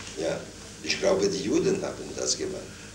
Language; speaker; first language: German; non-native, fluent; French